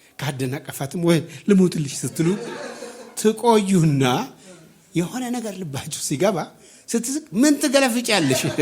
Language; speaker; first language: Amharic; non-native, local second language; Oromo